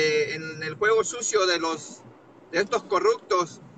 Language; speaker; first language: Spanish; native; Spanish